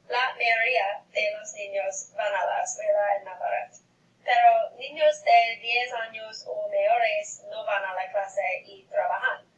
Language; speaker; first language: Spanish; non-native, learner; English